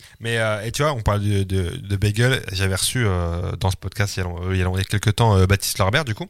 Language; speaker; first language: French; native; French